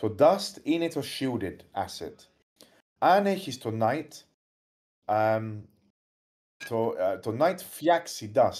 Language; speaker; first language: Greek; early bilingual, heritage; English